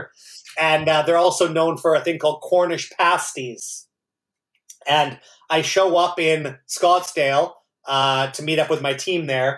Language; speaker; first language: English; native; English